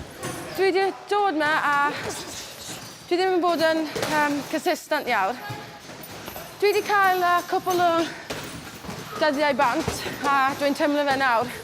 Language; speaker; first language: Welsh; non-native, local second language; English